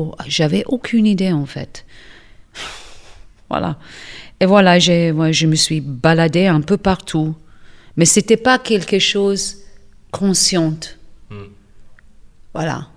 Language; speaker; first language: French; non-native, fluent; English